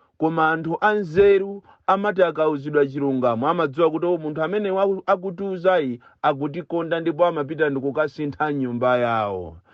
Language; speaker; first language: Nyanja; native; Nyanja